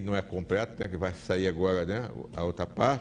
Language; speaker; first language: Portuguese; native; Portuguese